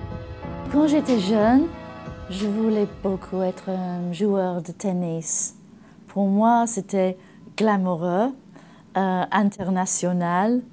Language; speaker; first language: French; non-native, learner; English